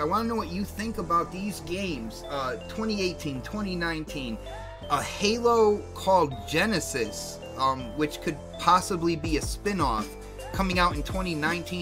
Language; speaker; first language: English; native; English